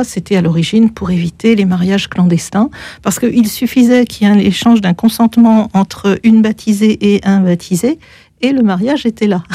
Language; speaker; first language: French; native; French